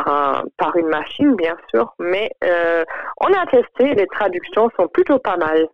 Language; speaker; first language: French; non-native, fluent; German